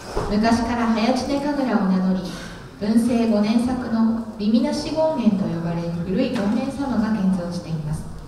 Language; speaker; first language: Japanese; native; Japanese